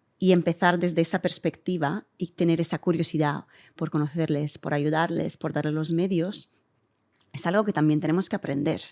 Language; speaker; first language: Spanish; early bilingual, heritage; Italian